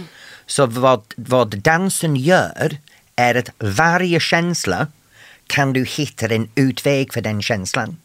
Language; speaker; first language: Swedish; non-native, fluent; English